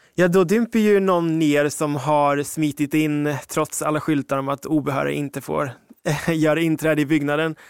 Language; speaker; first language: Swedish; early bilingual, other home language; English